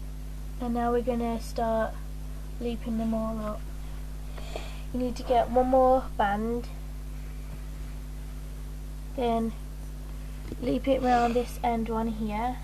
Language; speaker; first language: English; native; English